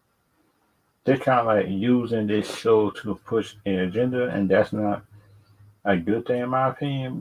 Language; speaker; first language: English; native; English